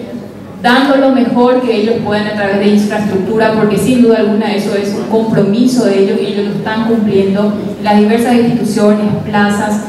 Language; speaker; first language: Spanish; native; Spanish